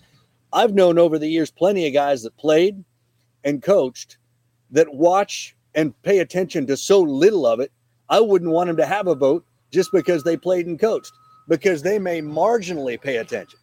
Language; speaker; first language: English; native; English